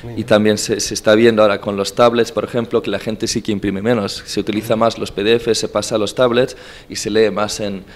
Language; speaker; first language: Spanish; non-native, fluent; Swedish